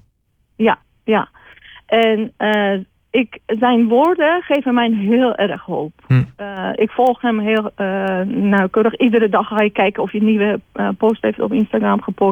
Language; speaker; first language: Dutch; non-native, fluent; Persian